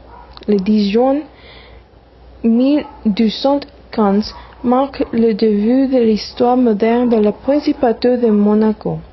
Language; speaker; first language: French; non-native, learner; Spanish